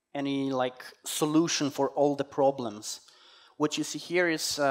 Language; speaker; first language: English; non-native, fluent; Polish